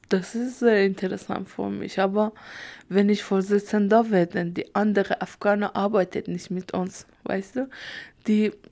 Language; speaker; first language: German; non-native, learner; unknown